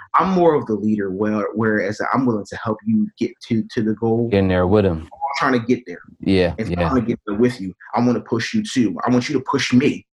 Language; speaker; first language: English; native; English